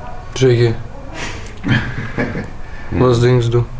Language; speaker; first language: German; non-native, learner; Russian